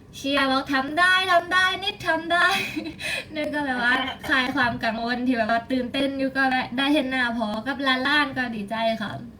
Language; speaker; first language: Thai; native; Thai